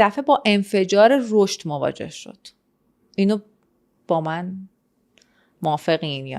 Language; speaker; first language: Persian; native; Persian